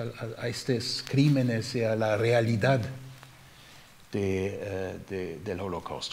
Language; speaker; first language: Spanish; non-native, fluent; German